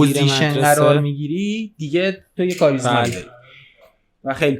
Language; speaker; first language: Persian; native; Persian